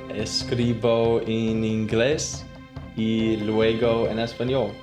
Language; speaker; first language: Spanish; non-native, learner; English